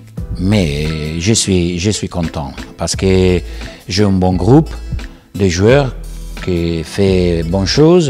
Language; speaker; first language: French; non-native, learner; Italian